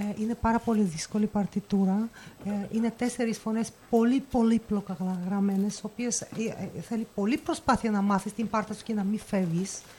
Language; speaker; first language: Greek; non-native, fluent; Russian